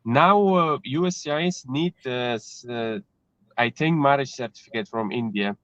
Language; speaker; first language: English; non-native, learner; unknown